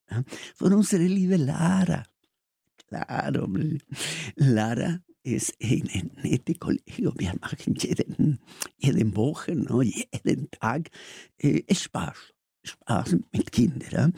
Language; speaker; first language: German; non-native, learner; Spanish